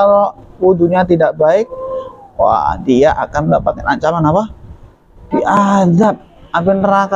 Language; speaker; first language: Indonesian; native; Indonesian